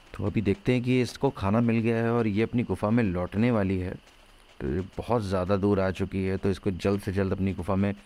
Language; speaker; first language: Hindi; native; Hindi